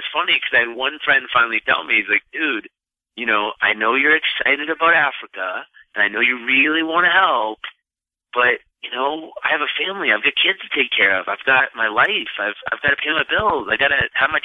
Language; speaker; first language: English; native; English